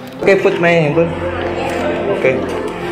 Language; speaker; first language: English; non-native, learner; Javanese